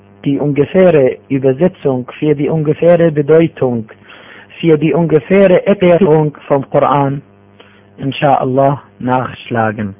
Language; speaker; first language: German; non-native, fluent; Arabic